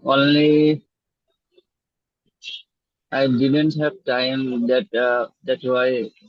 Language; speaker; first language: English; non-native, learner; Bangla